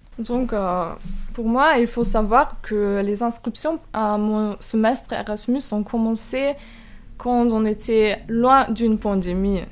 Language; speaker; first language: French; non-native, fluent; German